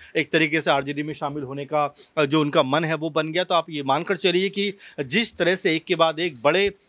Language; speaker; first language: Hindi; native; Hindi